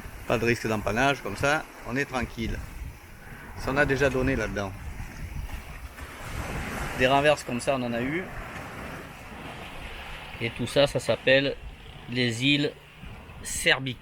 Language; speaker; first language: French; native; French